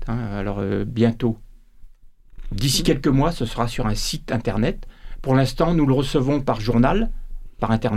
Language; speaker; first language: French; native; French